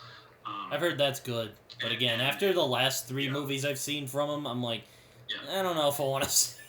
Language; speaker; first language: English; native; English